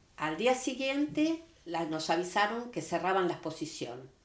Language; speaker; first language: Spanish; native; Spanish